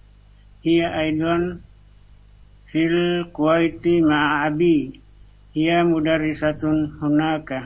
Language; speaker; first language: Arabic; non-native, learner; Indonesian